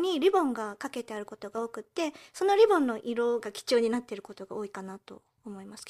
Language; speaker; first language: Japanese; early bilingual, heritage; Japanese